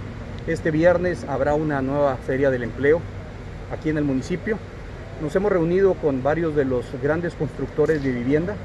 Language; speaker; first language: Spanish; native; Spanish